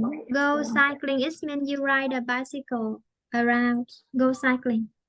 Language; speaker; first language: English; non-native, fluent; Vietnamese